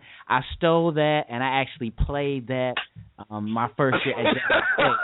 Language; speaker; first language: English; native; English